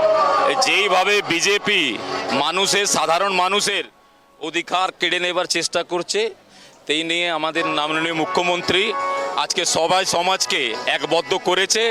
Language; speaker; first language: Bangla; non-native, local second language; Punjabi